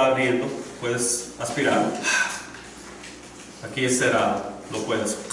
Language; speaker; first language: Spanish; non-native, learner; English